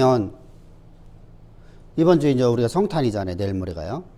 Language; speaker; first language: Korean; native; Korean